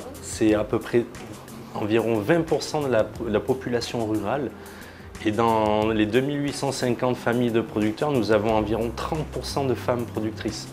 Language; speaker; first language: French; native; French